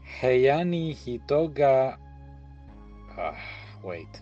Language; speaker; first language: Japanese; non-native, learner; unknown